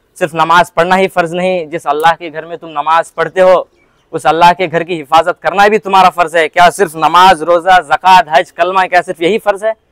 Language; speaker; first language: Hindi; non-native, local second language; Urdu